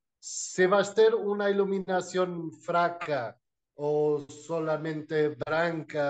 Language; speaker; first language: Spanish; non-native, fluent; Portuguese